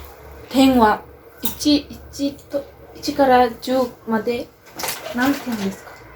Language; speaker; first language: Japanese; non-native, learner; Mongolian